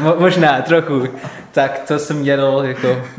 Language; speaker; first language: Czech; non-native, learner; English